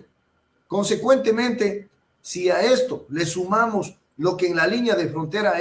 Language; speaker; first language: Spanish; native; Spanish